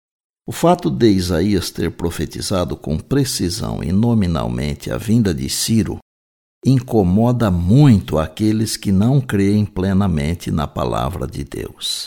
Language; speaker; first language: Portuguese; native; Portuguese